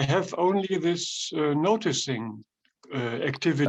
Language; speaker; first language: English; non-native, fluent; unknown